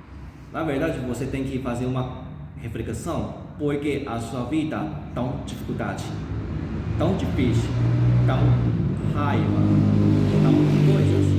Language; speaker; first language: Portuguese; non-native, fluent; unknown